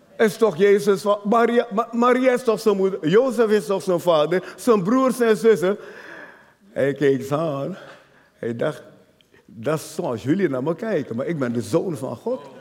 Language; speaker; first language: Dutch; non-native, fluent; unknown